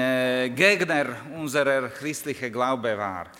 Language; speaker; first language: German; non-native, learner; Slovak